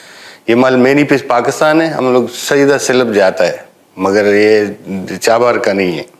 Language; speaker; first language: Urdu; non-native, local second language; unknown